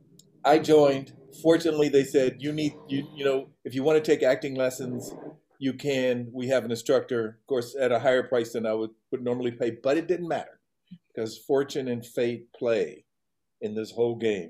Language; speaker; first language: English; native; English